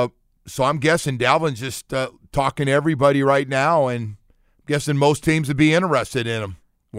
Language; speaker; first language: English; native; English